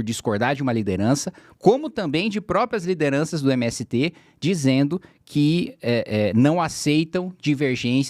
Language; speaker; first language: Portuguese; native; Portuguese